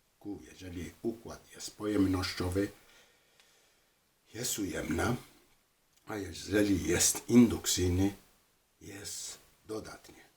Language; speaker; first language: Polish; non-native, learner; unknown